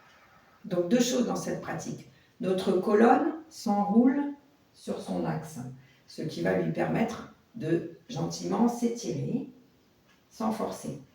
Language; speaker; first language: French; native; French